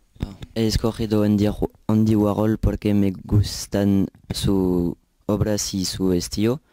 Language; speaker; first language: Spanish; non-native, learner; French